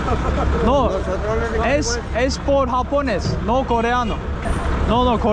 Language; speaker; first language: Spanish; non-native, learner; Turkish